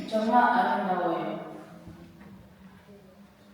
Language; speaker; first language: Korean; non-native, learner; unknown